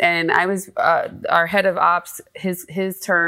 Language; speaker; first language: English; native; English